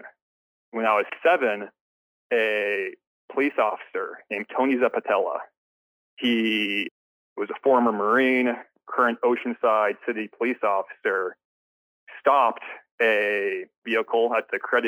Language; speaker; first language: English; native; English